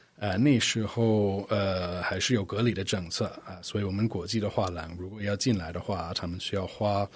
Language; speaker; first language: Chinese; non-native, fluent; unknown